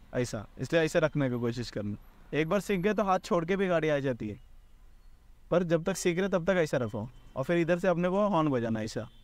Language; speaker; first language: Hindi; non-native, local second language; Marathi